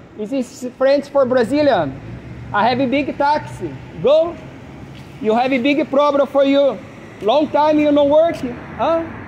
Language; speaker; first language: English; non-native, learner; Portuguese